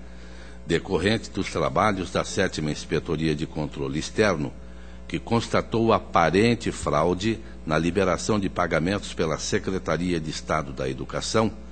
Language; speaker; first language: Portuguese; native; Portuguese